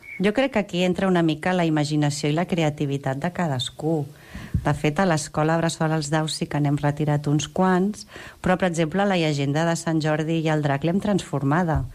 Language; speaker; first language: Catalan; native; Catalan